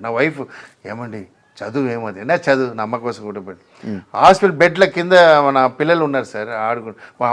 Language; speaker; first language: Telugu; non-native, learner; Tamil